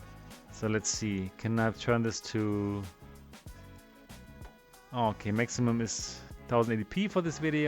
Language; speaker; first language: English; non-native, fluent; German